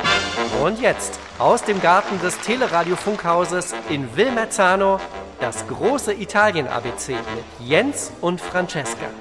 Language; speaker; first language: German; native; German